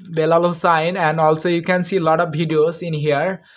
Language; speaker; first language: English; non-native, local second language; Bangla